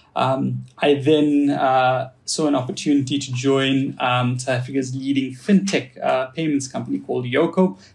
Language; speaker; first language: English; native; English